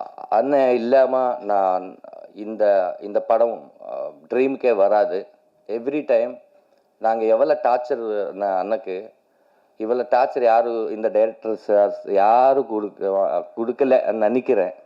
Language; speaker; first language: Tamil; non-native, learner; Telugu